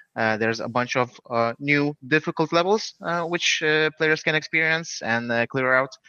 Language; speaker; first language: English; non-native, fluent; Lithuanian